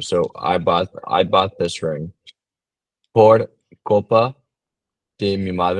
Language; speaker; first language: Spanish; non-native, learner; English